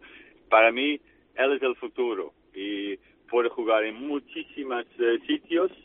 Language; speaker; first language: Spanish; non-native, fluent; Dutch